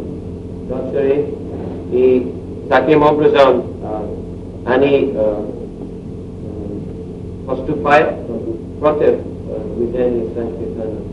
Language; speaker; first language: Russian; non-native, learner; English